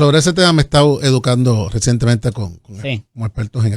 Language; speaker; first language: Spanish; native; Spanish